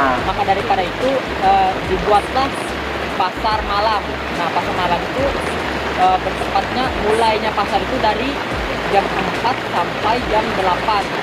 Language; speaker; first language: Indonesian; native; Indonesian